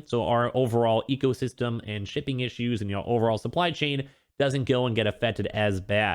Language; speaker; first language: English; native; English